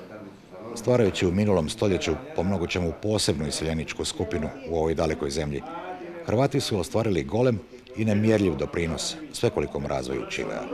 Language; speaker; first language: Bosnian; native; Bosnian